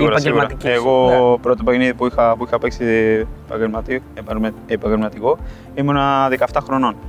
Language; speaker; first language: Greek; non-native, fluent; Spanish